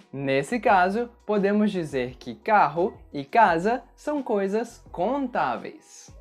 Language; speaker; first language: Portuguese; native; Portuguese